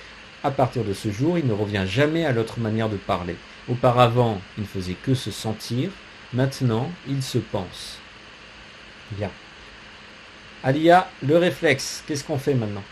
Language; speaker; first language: French; native; French